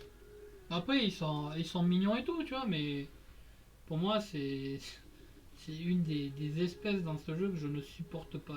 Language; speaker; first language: French; native; French